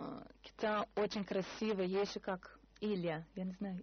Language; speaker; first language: Russian; non-native, learner; Portuguese